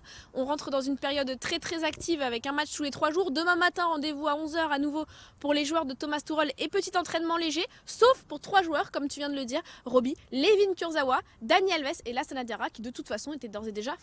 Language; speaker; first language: French; native; French